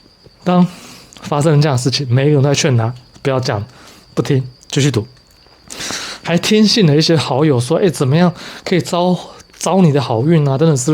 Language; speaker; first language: Chinese; native; Chinese